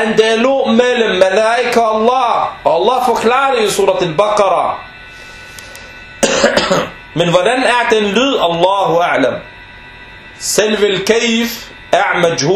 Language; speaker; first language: Danish; non-native, fluent; Arabic